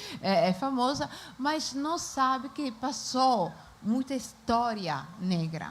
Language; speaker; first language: Portuguese; non-native, fluent; Italian